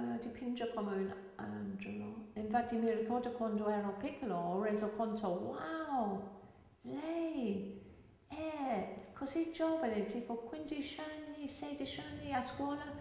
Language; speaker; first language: Italian; non-native, fluent; English